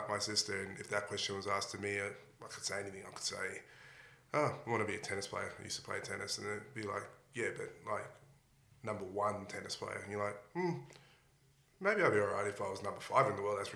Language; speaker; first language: English; native; English